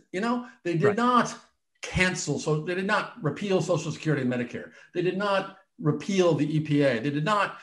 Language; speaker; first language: English; native; English